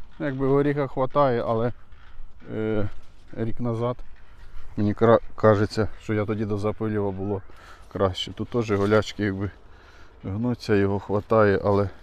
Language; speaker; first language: Ukrainian; native; Ukrainian